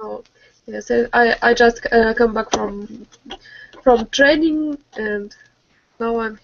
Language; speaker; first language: English; non-native, learner; Russian